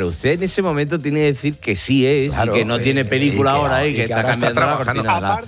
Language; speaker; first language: Spanish; native; Spanish